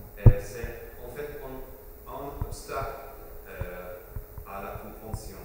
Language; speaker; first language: French; non-native, fluent; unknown